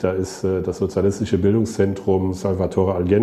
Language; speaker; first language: German; native; German